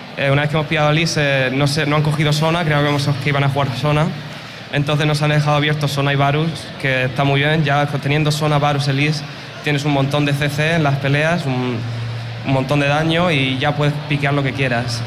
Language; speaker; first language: Spanish; native; Spanish